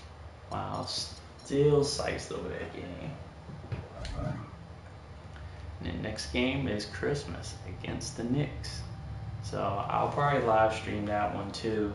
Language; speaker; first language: English; native; English